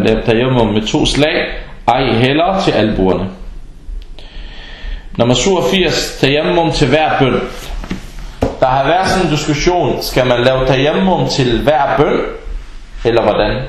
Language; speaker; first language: Danish; early bilingual, other home language; Arabic